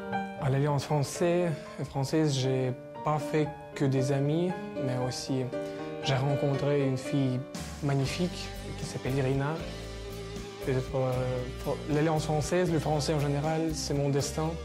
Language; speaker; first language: French; non-native, fluent; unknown